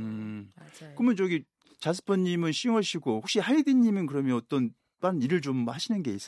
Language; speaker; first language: Korean; native; Korean